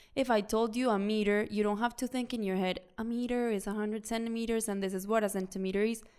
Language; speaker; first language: English; non-native, fluent; Spanish